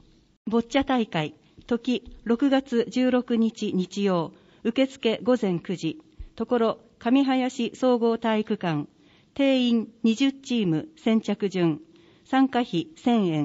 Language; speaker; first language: Japanese; native; Japanese